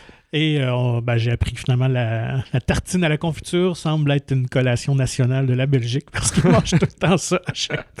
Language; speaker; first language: French; native; French